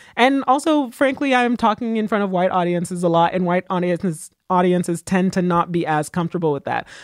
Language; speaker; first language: English; early bilingual, other home language; Haitian Creole